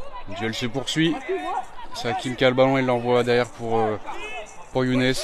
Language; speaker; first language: French; native; French